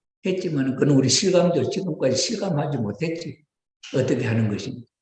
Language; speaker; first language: Korean; native; Korean